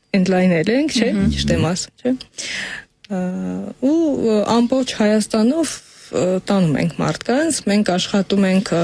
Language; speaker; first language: Armenian; non-native, fluent; Russian